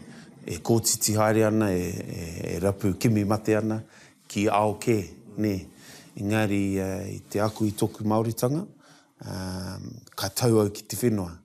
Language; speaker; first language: Māori; non-native, local second language; English